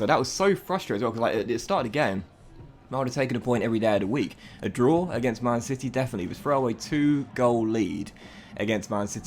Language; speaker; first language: English; native; English